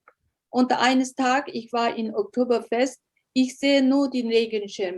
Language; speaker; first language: German; non-native, learner; Uyghur